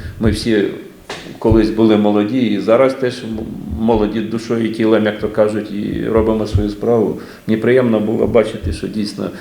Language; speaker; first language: Ukrainian; native; Ukrainian